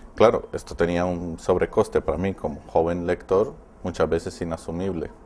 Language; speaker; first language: Spanish; native; Spanish